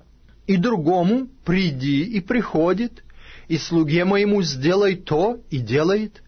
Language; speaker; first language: Russian; native; Russian